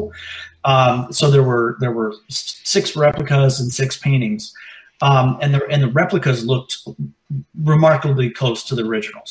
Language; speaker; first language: English; native; English